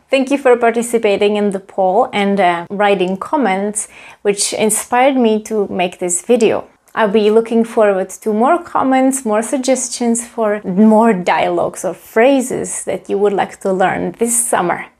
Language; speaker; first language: English; non-native, fluent; Czech